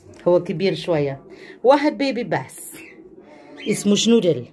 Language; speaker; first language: Arabic; non-native, learner; German